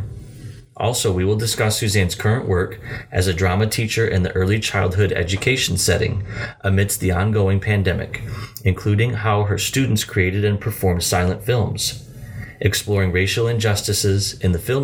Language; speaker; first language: English; native; English